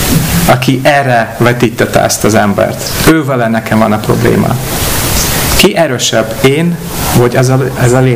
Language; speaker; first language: Hungarian; non-native, fluent; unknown